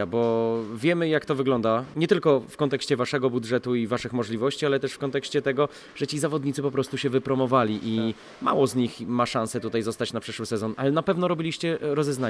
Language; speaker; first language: Polish; native; Polish